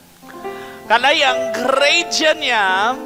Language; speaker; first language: Indonesian; non-native, fluent; English